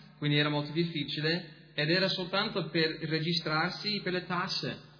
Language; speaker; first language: Italian; non-native, fluent; English